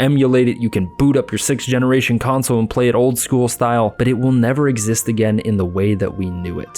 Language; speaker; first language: English; native; English